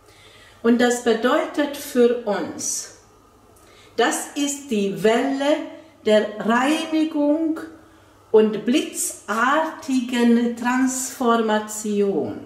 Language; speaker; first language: German; non-native, fluent; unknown